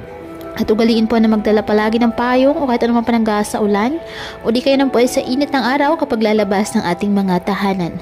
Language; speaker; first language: Filipino; non-native, local second language; Masbatenyo